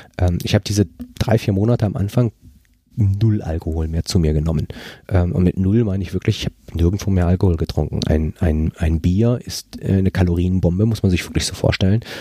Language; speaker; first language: German; non-native, fluent; Spanish